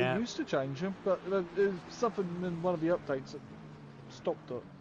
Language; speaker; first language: English; native; English